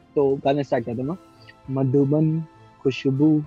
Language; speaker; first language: Hindi; native; Hindi